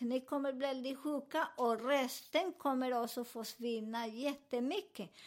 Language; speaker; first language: Swedish; non-native, learner; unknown